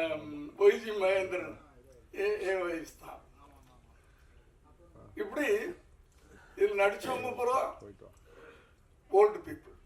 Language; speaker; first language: Tamil; native; Tamil